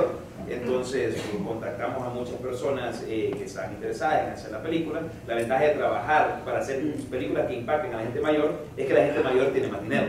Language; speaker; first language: Spanish; native; Spanish